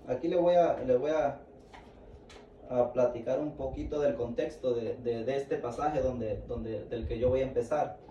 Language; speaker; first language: Spanish; native; Spanish